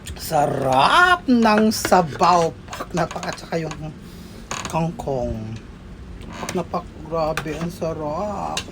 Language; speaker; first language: Filipino; non-native, local second language; Iloko